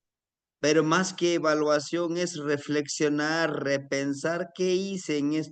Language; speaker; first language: Spanish; native; Spanish